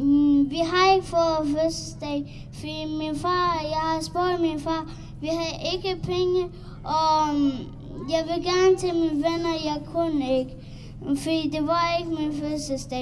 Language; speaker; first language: Danish; early bilingual, other home language; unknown